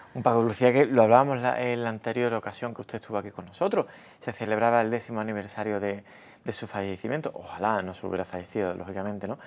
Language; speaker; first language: Spanish; native; Spanish